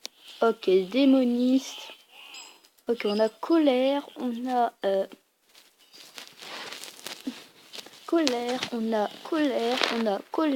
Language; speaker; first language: French; native; French